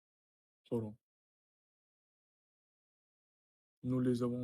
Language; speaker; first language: French; non-native, learner; Russian